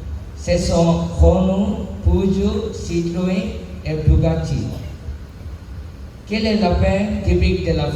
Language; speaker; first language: French; non-native, learner; Sinhala